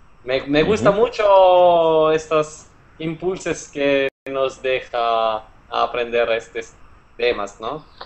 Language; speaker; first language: Spanish; non-native, fluent; Italian